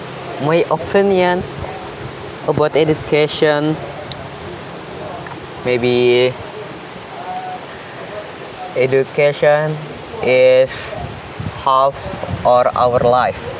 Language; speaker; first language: English; non-native, learner; Indonesian